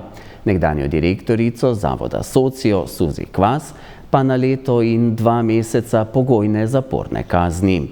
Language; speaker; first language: Slovenian; native; Slovenian